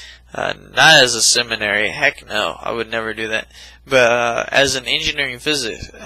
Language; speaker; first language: English; native; English